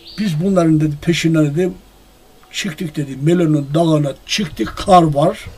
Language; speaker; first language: Turkish; native; Turkish